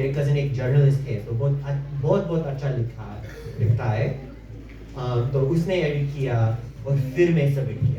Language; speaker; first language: Hindi; early bilingual, heritage; English